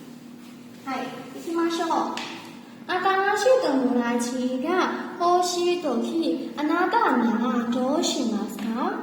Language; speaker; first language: Japanese; non-native, learner; Burmese